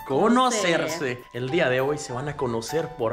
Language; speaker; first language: Spanish; native; Spanish